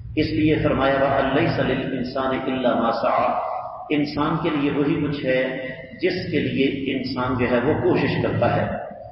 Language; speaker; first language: Urdu; non-native, local second language; Punjabi